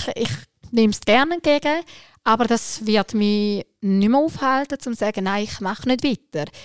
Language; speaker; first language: German; early bilingual, other home language; Albanian